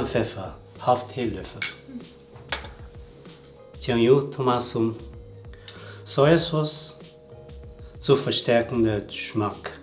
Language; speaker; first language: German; non-native, learner; Tibetan